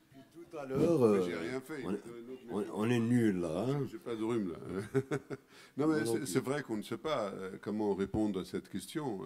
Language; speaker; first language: French; non-native, fluent; Arabic